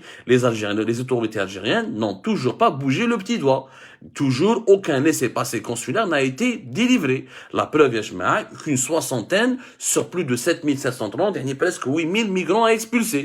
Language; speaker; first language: French; non-native, local second language; Arabic